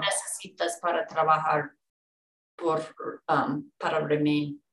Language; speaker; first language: Spanish; non-native, fluent; English